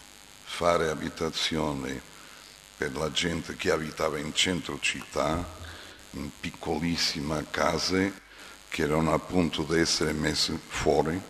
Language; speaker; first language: Italian; non-native, fluent; Portuguese